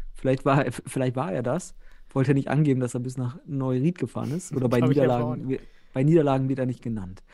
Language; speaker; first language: German; native; German